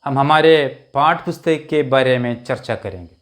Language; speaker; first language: Hindi; non-native, local second language; Malayalam